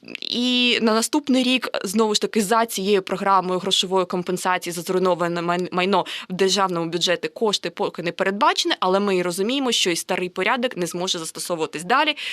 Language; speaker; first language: Ukrainian; native; Ukrainian